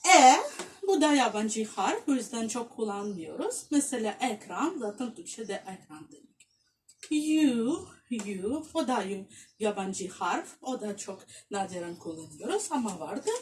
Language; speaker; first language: Turkish; non-native, fluent; Russian